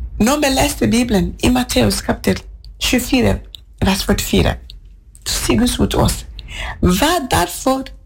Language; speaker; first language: Norwegian; non-native, fluent; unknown